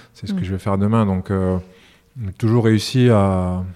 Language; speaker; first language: French; early bilingual, other home language; Serbian